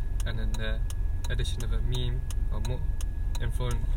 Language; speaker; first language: English; native; English